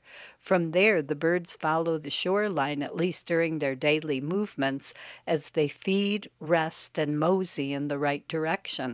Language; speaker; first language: English; native; English